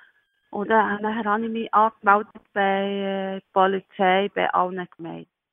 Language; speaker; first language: German; non-native, learner; Arabic